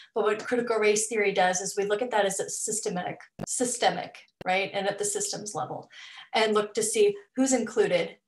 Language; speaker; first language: English; native; English